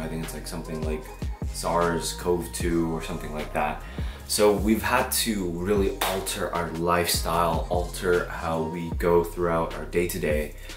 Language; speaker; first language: English; early bilingual, other home language; Korean